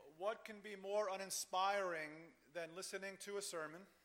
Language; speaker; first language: English; native; English